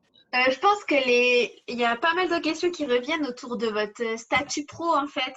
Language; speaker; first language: French; native; French